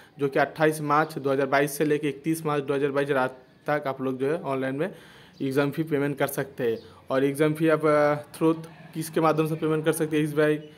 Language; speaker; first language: Hindi; non-native, local second language; Bangla